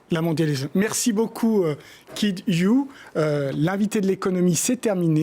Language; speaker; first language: French; native; French